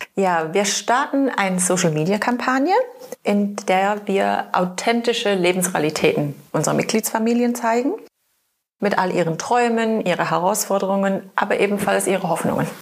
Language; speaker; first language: German; non-native, fluent; English